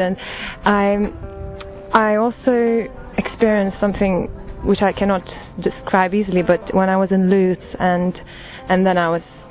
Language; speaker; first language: English; non-native, fluent; Lithuanian